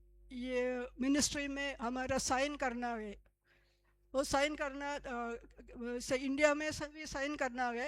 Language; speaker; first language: Hindi; non-native, local second language; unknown